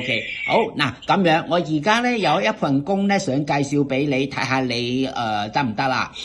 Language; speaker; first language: Cantonese; native; Cantonese